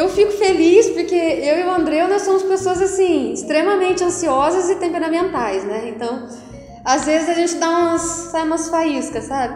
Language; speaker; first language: Portuguese; native; Portuguese